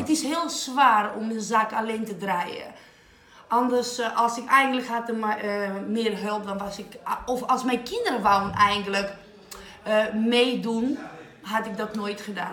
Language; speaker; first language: Dutch; non-native, fluent; Greek